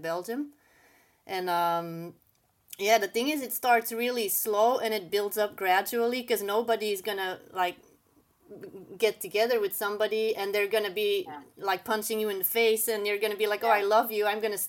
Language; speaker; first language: English; non-native, fluent; Dutch